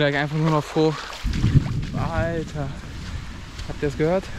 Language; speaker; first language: German; native; German